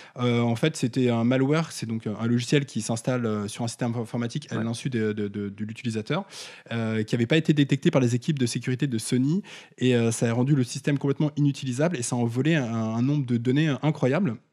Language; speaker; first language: French; native; French